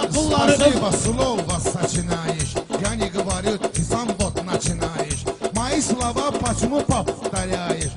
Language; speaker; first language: Russian; non-native, local second language; Azerbaijani